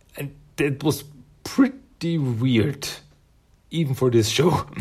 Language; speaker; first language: English; non-native, fluent; German